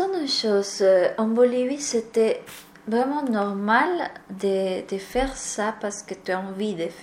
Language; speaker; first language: French; non-native, learner; Spanish